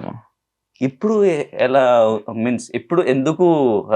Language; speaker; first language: Telugu; non-native, learner; Hindi